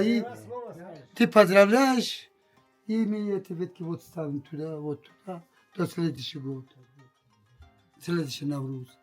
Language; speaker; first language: Russian; non-native, learner; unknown